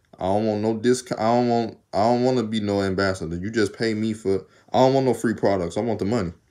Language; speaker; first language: English; native; English